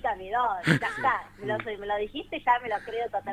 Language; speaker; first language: Spanish; native; Spanish